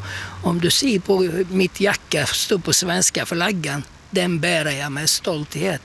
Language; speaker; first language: Swedish; non-native, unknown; Turkish